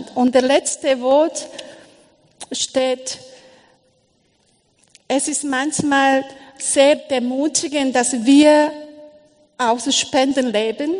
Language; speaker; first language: German; non-native, learner; Korean